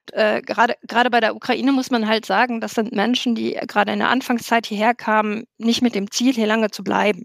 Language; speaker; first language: German; native; German